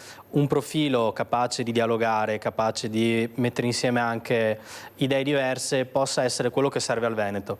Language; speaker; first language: Italian; native; Italian